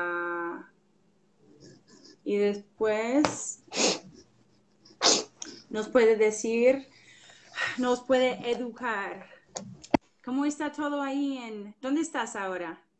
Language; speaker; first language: Spanish; non-native, fluent; English